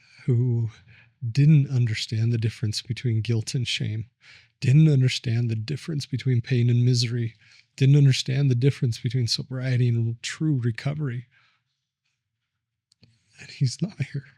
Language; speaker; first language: English; native; English